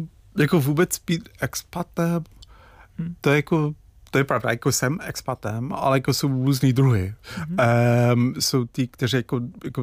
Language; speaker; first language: Czech; non-native, fluent; English